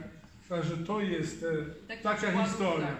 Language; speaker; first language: Polish; non-native, fluent; Italian